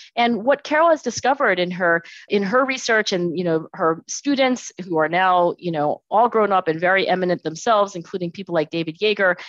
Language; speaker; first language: English; native; English